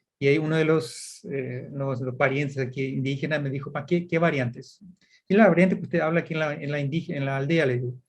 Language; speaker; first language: Spanish; early bilingual, heritage; Portuguese